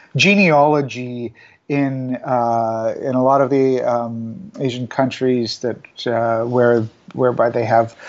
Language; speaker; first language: English; native; English